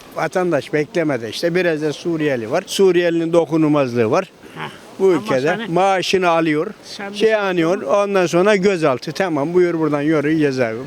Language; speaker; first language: Turkish; native; Turkish